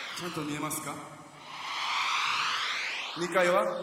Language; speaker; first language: Japanese; non-native, fluent; Korean